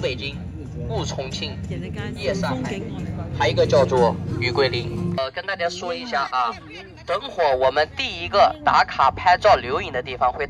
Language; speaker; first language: Chinese; native; Chinese